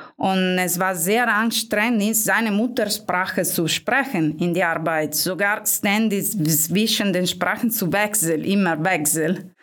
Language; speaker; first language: German; non-native, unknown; Italian